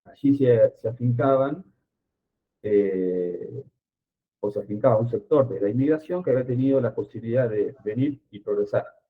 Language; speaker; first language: Spanish; native; Spanish